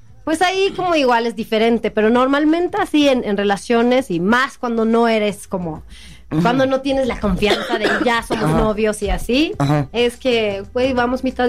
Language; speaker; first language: Spanish; non-native, fluent; Swedish